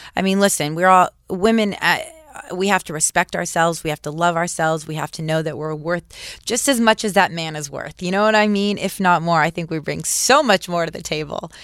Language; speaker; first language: English; native; English